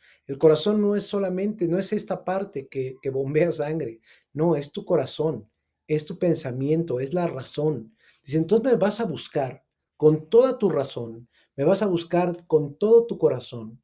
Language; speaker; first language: Spanish; native; Spanish